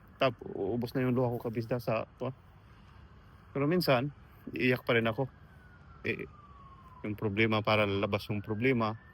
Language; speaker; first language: Filipino; non-native, local second language; Cebuano